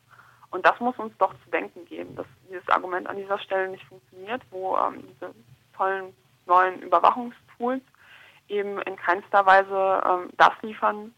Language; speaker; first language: German; native; German